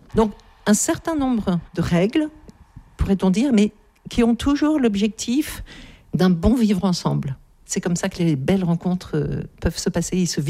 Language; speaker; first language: French; native; French